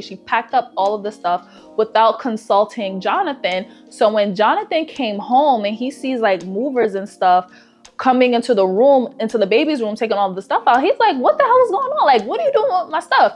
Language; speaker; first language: English; native; English